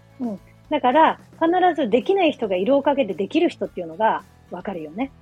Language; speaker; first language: Japanese; native; Japanese